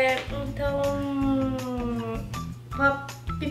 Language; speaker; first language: Portuguese; native; Portuguese